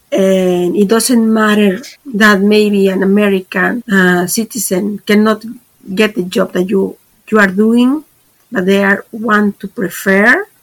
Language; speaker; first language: English; non-native, fluent; Spanish